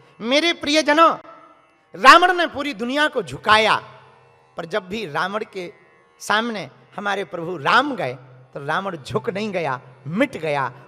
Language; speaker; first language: Hindi; native; Hindi